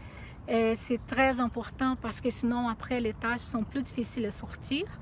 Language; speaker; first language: French; non-native, fluent; Portuguese